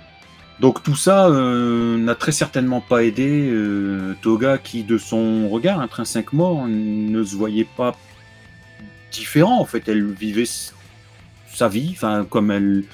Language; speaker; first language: French; native; French